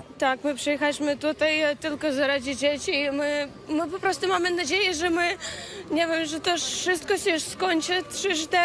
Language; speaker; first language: Polish; non-native, learner; Ukrainian